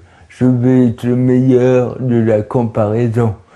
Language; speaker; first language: French; native; French